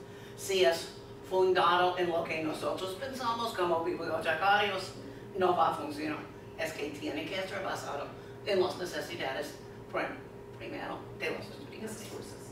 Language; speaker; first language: Spanish; non-native, fluent; English